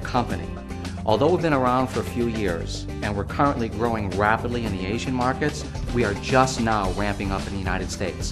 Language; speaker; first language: English; native; English